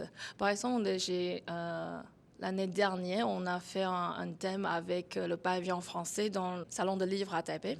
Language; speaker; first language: French; non-native, fluent; Chinese